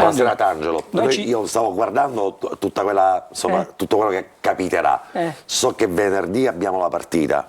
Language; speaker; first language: Italian; native; Italian